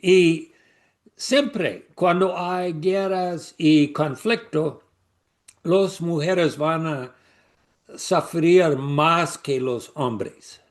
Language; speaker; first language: Spanish; non-native, learner; English